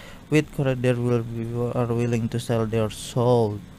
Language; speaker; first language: English; non-native, learner; Indonesian